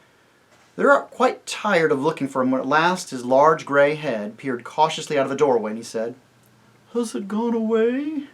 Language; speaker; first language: English; native; English